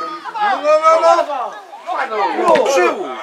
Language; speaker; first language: Polish; native; Polish